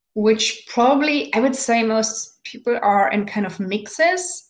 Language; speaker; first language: English; non-native, fluent; German